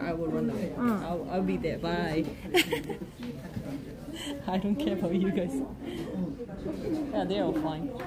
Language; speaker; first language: English; non-native, learner; Japanese